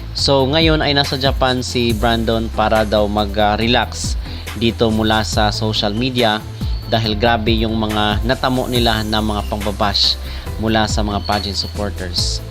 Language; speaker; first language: Filipino; native; Filipino